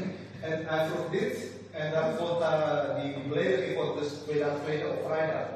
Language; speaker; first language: Dutch; non-native, fluent; Indonesian